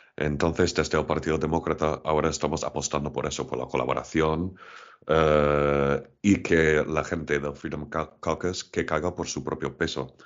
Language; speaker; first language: Spanish; non-native, fluent; English